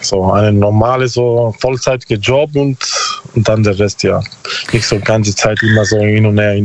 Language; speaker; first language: German; non-native, learner; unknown